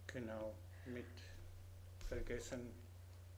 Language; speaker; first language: German; non-native, learner; Spanish